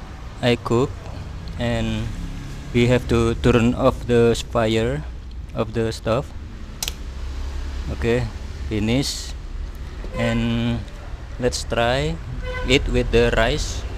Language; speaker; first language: English; non-native, learner; Indonesian